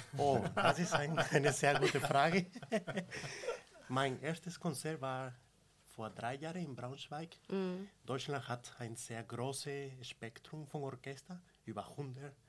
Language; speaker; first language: German; non-native, fluent; Spanish